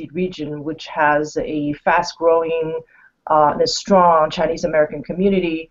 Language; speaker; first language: English; non-native, fluent; Chinese